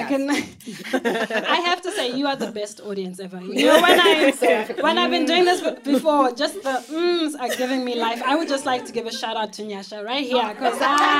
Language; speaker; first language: English; non-native, local second language; Shona